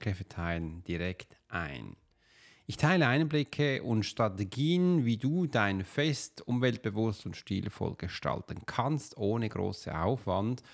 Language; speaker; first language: German; native; German